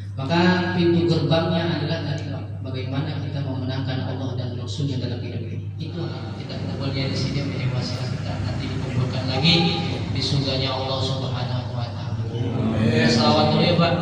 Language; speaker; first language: Indonesian; native; Indonesian